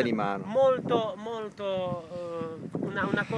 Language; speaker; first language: Italian; non-native, learner; Czech